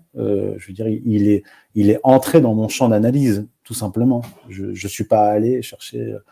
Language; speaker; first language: French; non-native, local second language; Arabic